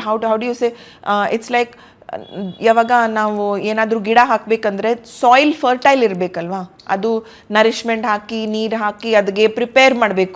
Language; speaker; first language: Kannada; non-native, local second language; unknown